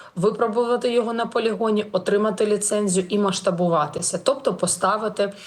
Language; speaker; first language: Ukrainian; native; Ukrainian